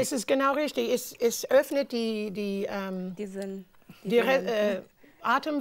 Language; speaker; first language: German; non-native, learner; English